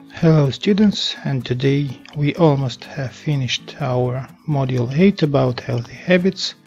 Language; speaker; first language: English; non-native, fluent; Russian